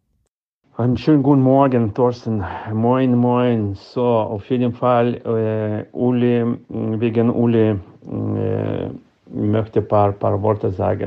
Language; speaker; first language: German; non-native, fluent; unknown